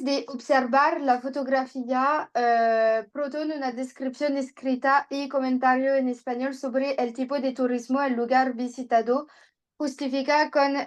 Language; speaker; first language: Spanish; non-native, learner; French